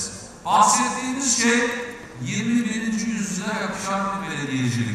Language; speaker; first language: Turkish; native; Turkish